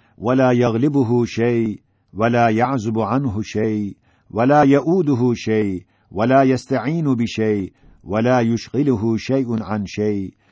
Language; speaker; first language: Arabic; non-native, fluent; Turkish